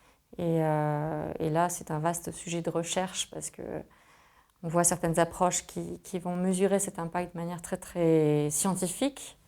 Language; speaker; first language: French; native; French